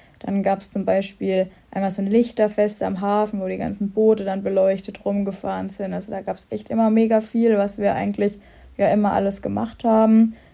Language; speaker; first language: German; native; German